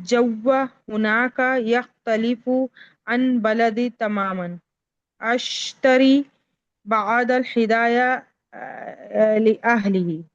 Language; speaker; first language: Arabic; non-native, learner; Urdu